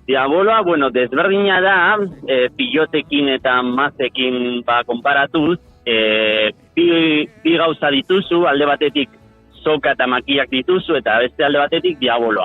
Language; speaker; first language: Basque; non-native, local second language; Spanish